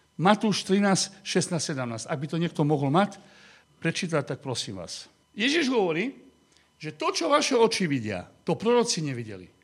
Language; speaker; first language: Slovak; non-native, local second language; Hungarian